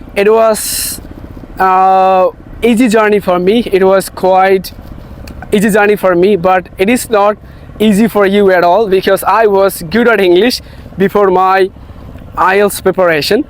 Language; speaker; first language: English; non-native, local second language; Bangla